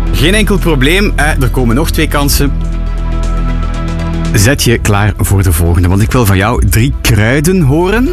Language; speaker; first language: Dutch; native; Dutch